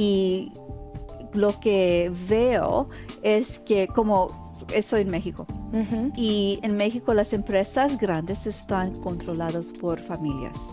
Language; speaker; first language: Spanish; early bilingual, heritage; Spanish